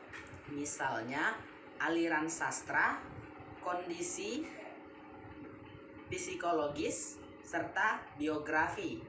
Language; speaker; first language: Indonesian; native; Indonesian